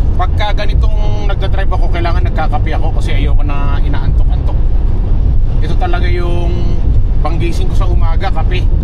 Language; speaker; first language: Filipino; native; Filipino